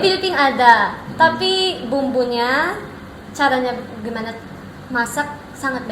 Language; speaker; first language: Indonesian; non-native, learner; Filipino